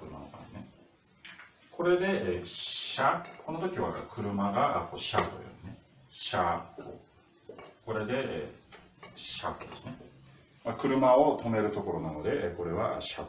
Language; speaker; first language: Japanese; non-native, fluent; Russian